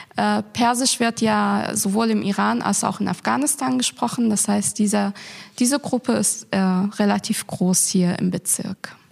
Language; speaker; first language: German; native; German